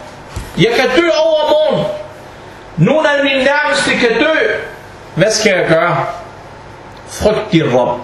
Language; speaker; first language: Danish; non-native, fluent; Arabic